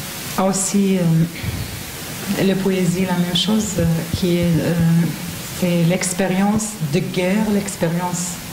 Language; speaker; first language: French; non-native, learner; Arabic